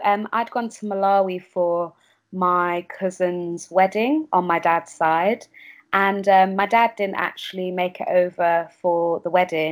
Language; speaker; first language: English; native; English